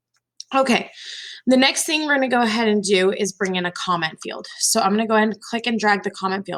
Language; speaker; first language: English; native; English